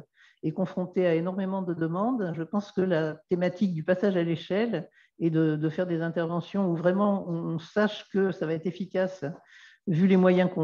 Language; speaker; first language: French; native; French